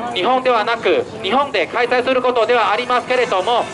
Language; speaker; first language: Japanese; non-native, fluent; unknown